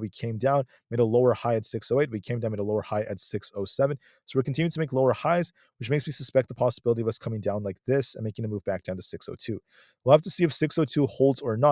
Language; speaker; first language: English; native; English